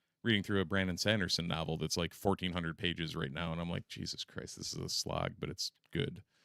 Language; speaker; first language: English; native; English